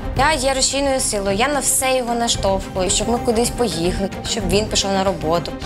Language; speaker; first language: Ukrainian; native; Ukrainian